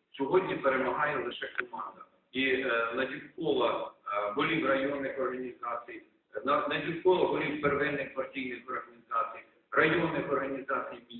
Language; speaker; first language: Ukrainian; native; Ukrainian